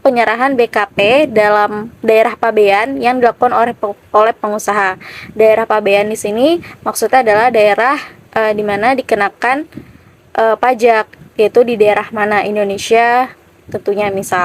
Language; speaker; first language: Indonesian; native; Indonesian